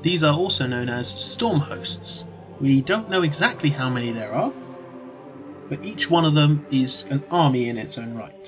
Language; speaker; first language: English; native; English